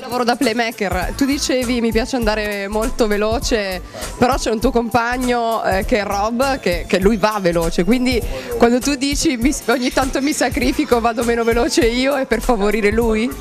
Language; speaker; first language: Italian; native; Italian